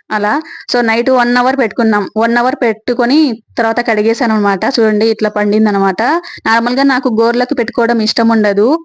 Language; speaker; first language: Telugu; native; Telugu